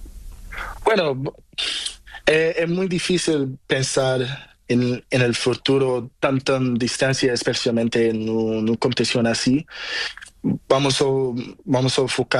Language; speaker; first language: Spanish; non-native, learner; Portuguese